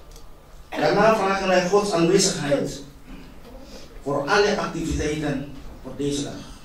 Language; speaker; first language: Dutch; non-native, fluent; Indonesian